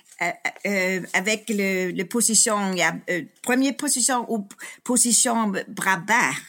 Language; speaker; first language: French; non-native, fluent; Danish